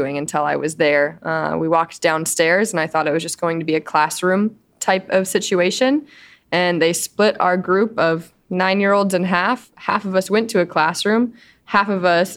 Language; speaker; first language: English; native; English